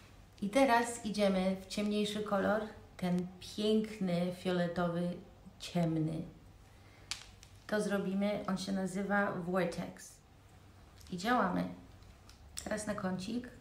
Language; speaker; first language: Polish; early bilingual, heritage; Polish